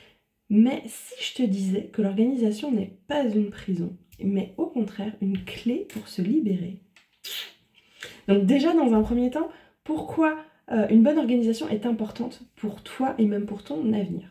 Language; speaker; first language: French; native; French